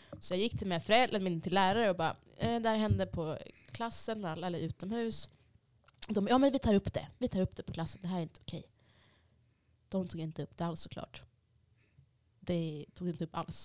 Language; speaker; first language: Swedish; early bilingual, other home language; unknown